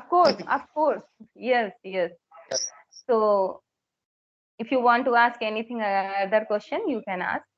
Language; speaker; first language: English; non-native, local second language; Hindi